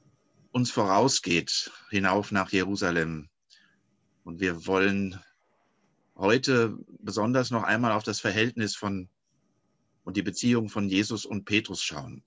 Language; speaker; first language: German; native; German